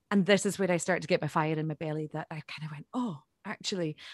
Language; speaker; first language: English; native; English